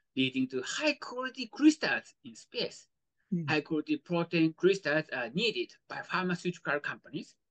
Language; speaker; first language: English; non-native, fluent; Japanese